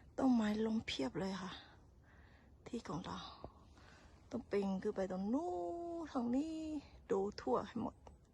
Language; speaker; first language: Thai; native; Thai